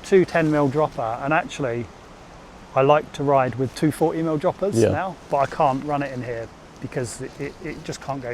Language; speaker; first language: English; native; English